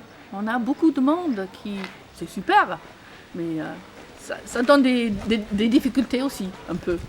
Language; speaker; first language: French; non-native, fluent; English